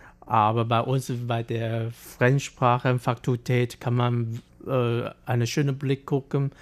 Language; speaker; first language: German; non-native, fluent; Chinese